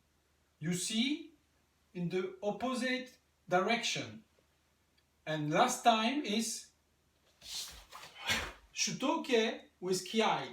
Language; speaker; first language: English; non-native, learner; French